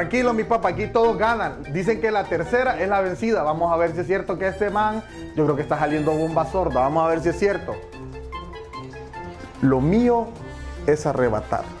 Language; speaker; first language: Spanish; native; Spanish